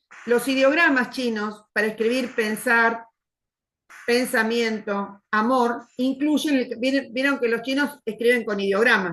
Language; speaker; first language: Spanish; native; Spanish